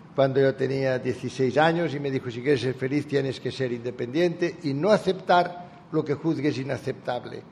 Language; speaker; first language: Spanish; native; Spanish